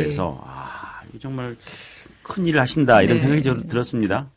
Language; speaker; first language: Korean; native; Korean